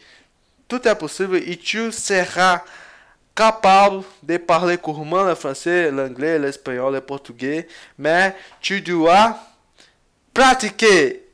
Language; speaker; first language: French; non-native, learner; Portuguese